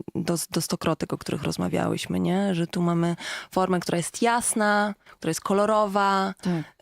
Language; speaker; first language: Polish; native; Polish